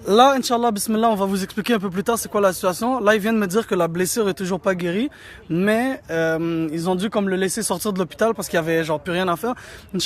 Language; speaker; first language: French; native; French